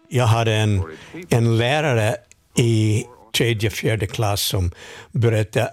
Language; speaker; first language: Swedish; non-native, fluent; English